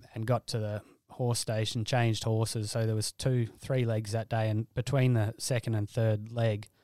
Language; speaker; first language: English; native; English